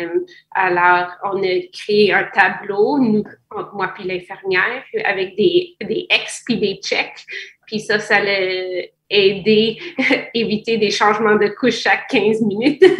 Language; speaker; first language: French; non-native, fluent; English